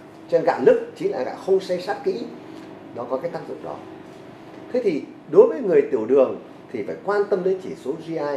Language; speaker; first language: Vietnamese; native; Vietnamese